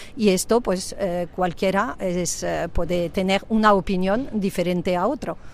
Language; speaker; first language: Spanish; non-native, fluent; French